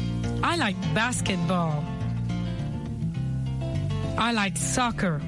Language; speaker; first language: English; non-native, fluent; French